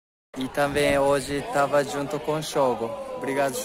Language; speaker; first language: Portuguese; non-native, learner; Japanese